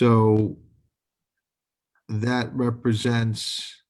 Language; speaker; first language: English; native; English